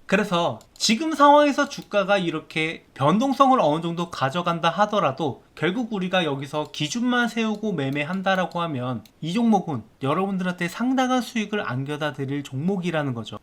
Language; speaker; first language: Korean; native; Korean